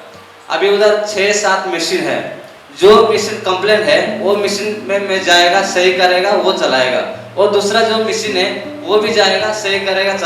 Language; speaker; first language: Hindi; non-native, local second language; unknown